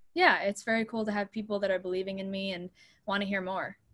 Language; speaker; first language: English; native; English